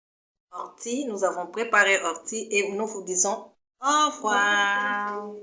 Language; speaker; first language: French; non-native, local second language; Lingala